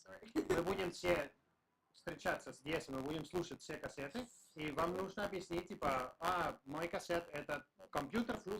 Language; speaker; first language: Russian; non-native, learner; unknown